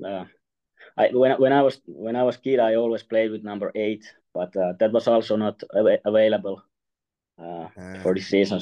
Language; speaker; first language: English; non-native, fluent; Finnish